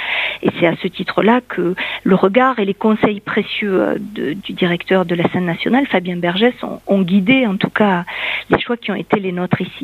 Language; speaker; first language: French; native; French